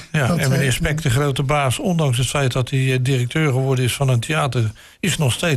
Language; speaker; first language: Dutch; native; Dutch